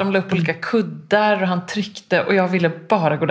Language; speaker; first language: Swedish; native; Swedish